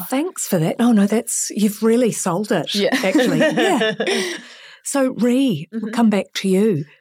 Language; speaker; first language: English; native; English